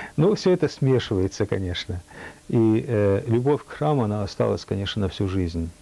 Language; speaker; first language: Russian; early bilingual, heritage; Russian